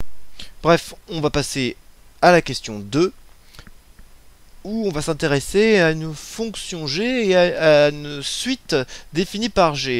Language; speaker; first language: French; native; French